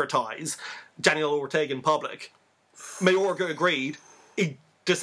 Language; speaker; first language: English; native; English